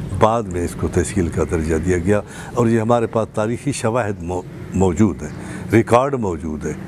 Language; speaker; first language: Urdu; non-native, local second language; Saraiki